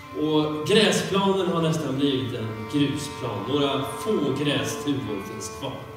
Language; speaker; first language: Swedish; native; Swedish